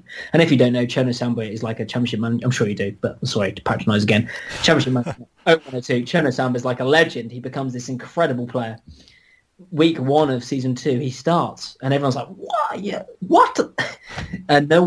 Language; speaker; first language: English; native; English